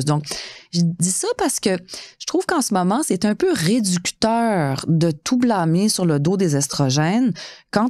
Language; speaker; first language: French; native; French